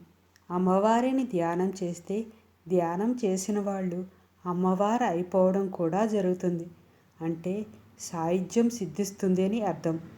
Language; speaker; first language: Telugu; native; Telugu